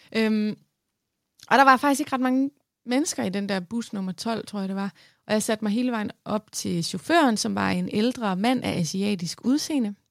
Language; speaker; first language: Danish; native; Danish